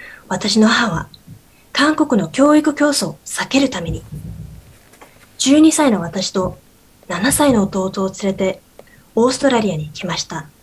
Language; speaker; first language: Japanese; non-native, learner; Korean